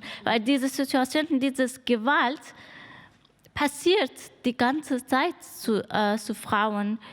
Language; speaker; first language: German; non-native, fluent; Persian